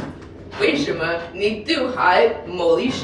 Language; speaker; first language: Chinese; non-native, learner; English